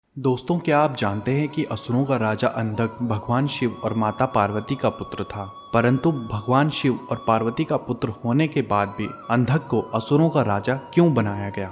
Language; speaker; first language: Hindi; native; Hindi